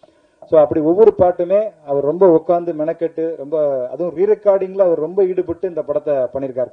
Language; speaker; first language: Tamil; native; Tamil